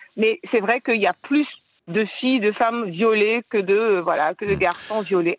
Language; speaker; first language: French; non-native, local second language; Wolof